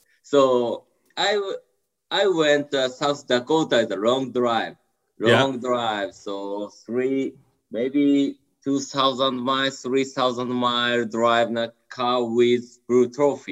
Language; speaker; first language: English; non-native, learner; Japanese